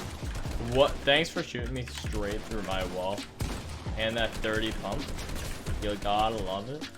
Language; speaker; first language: English; native; English